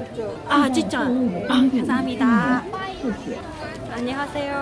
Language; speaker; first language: Korean; non-native, learner; Cantonese